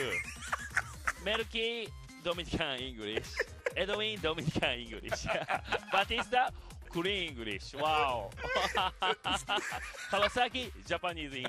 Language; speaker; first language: English; non-native, learner; Japanese